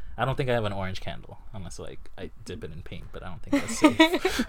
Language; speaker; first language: English; native; English